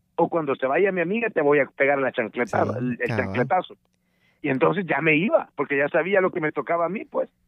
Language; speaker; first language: Spanish; native; Spanish